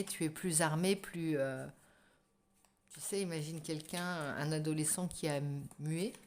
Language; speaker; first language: French; native; French